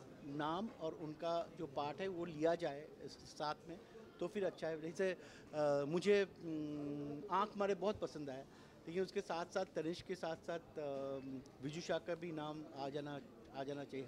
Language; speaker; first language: Hindi; non-native, local second language; Bangla